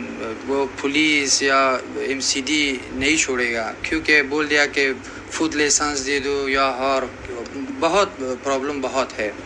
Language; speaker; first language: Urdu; non-native, learner; Persian